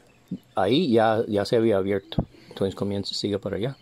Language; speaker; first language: Spanish; non-native, fluent; English